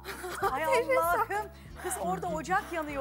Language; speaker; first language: Turkish; native; Turkish